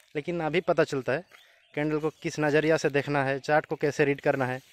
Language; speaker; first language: Hindi; non-native, local second language; Bangla